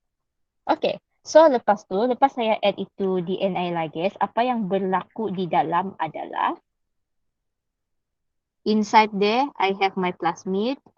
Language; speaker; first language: Malay; native; Malay